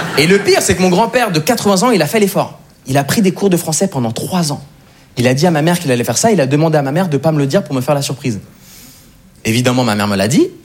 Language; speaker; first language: French; native; French